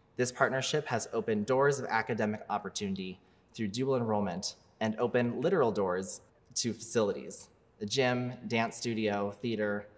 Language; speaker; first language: English; native; English